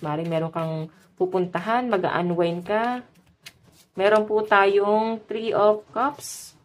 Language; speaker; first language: Filipino; native; Filipino